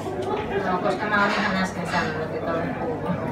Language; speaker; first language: Finnish; non-native, fluent; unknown